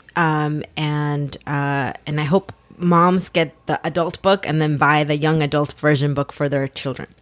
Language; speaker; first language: English; early bilingual, other home language; Spanish